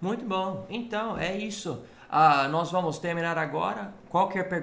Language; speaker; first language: Portuguese; non-native, fluent; English